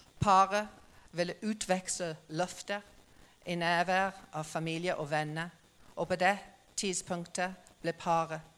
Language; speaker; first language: Norwegian; non-native, fluent; English